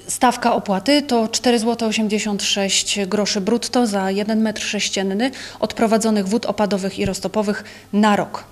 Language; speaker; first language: Polish; native; Polish